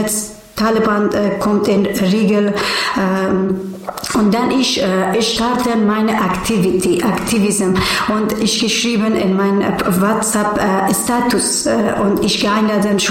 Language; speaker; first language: German; non-native, learner; Persian